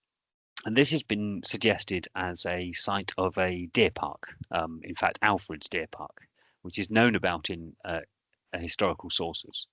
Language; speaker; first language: English; native; English